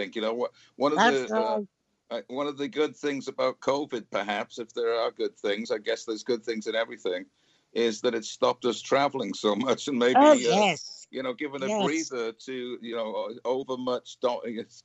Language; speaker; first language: English; native; English